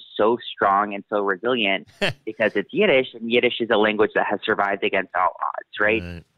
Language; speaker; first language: English; native; English